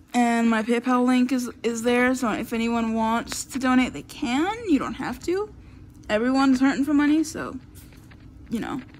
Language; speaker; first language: English; native; English